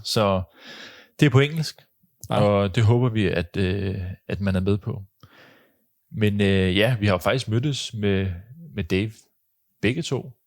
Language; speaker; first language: Danish; native; Danish